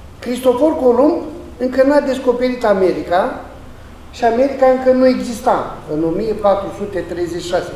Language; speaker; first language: Romanian; native; Romanian